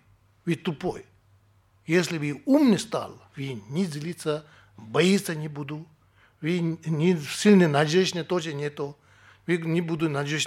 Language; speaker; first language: Russian; non-native, learner; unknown